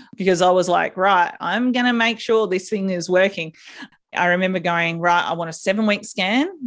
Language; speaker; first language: English; native; English